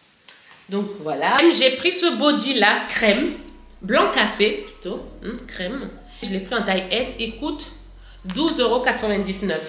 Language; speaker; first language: French; native; French